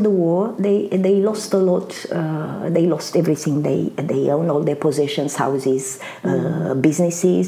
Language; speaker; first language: English; non-native, fluent; Romanian